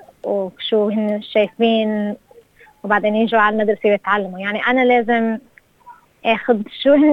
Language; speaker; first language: Arabic; early bilingual, heritage; Arabic